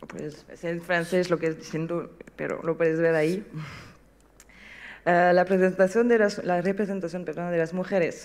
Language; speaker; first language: Spanish; non-native, learner; French